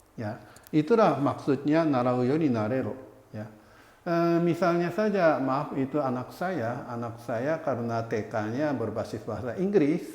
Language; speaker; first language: Indonesian; non-native, fluent; Japanese